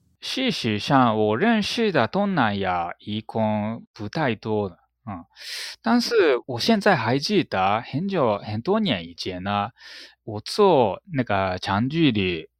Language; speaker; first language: Chinese; non-native, fluent; Japanese